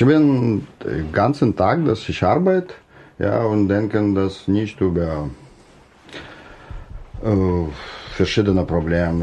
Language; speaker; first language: German; non-native, learner; Russian